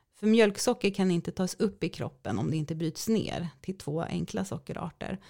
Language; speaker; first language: Swedish; native; Swedish